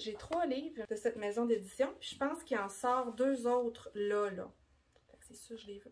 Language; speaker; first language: French; native; French